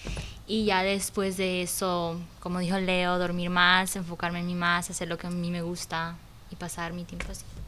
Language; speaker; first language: Spanish; early bilingual, heritage; Spanish